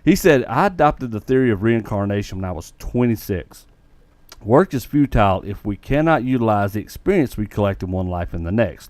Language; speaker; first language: English; native; English